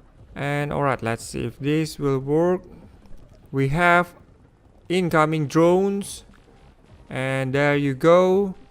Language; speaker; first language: English; non-native, fluent; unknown